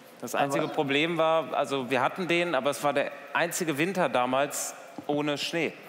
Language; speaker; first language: German; native; German